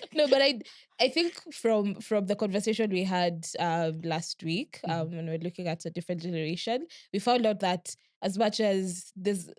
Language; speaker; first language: English; non-native, local second language; Swahili